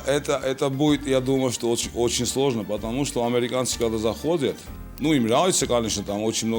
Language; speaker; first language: Russian; non-native, local second language; Georgian